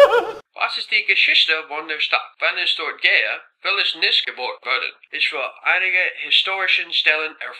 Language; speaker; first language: German; non-native, learner; English